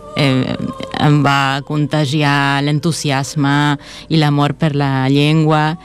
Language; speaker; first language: Catalan; non-native, fluent; Spanish